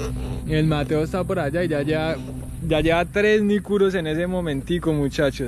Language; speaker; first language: Spanish; native; Spanish